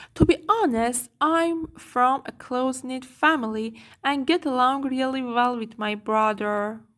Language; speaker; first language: English; non-native, fluent; Persian